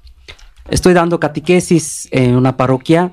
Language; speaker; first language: Spanish; non-native, learner; Bangla